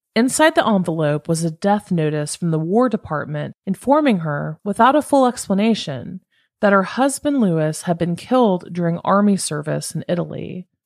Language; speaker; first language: English; native; English